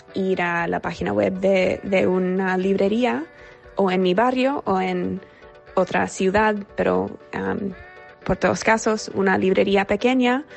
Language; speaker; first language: Spanish; non-native, fluent; English